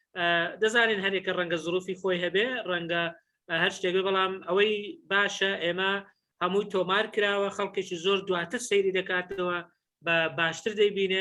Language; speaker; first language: Central Kurdish; native; Central Kurdish